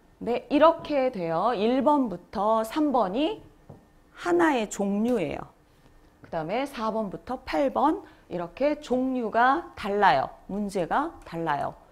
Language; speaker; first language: Korean; native; Korean